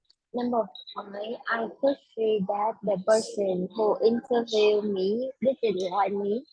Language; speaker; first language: English; non-native, learner; Vietnamese